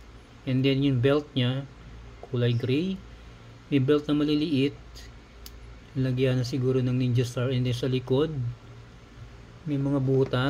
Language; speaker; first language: Filipino; native; Filipino